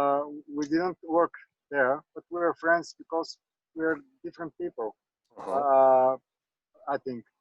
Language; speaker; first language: English; non-native, learner; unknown